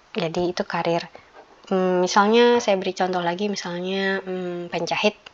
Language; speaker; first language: Indonesian; native; Indonesian